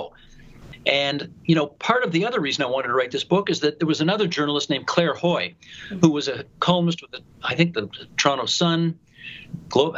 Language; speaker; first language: English; native; English